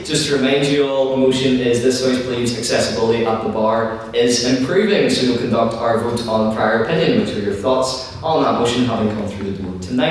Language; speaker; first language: English; native; English